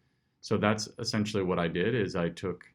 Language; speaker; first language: English; native; English